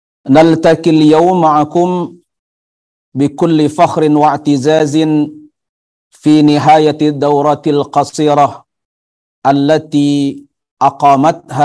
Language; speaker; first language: Arabic; non-native, fluent; Indonesian